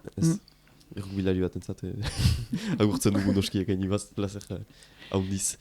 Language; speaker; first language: Basque; native; Basque